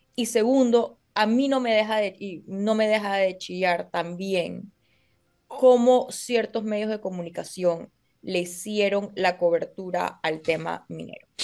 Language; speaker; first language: Spanish; native; Spanish